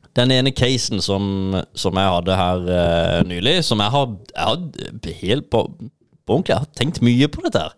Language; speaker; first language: Norwegian; native; Norwegian